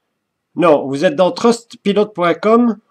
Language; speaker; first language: French; native; French